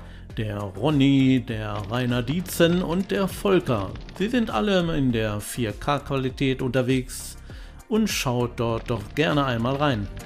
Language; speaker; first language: German; native; German